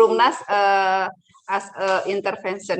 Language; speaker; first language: English; non-native, learner; Indonesian